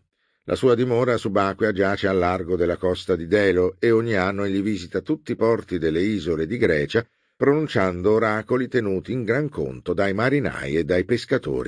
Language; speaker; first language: Italian; native; Italian